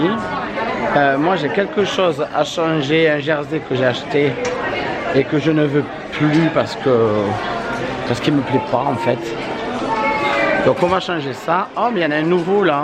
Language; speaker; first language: French; native; French